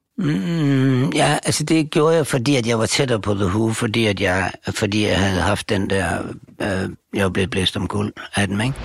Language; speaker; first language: Danish; native; Danish